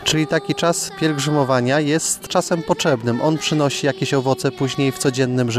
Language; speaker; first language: Polish; native; Polish